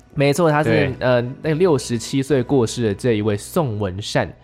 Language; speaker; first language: Chinese; native; Chinese